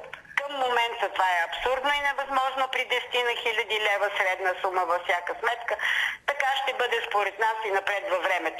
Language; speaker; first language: Bulgarian; native; Bulgarian